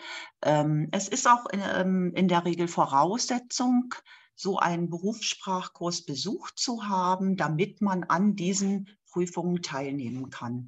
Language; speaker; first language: German; native; German